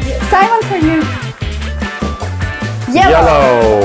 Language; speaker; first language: English; non-native, fluent; Russian